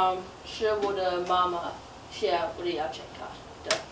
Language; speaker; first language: Chinese; non-native, learner; English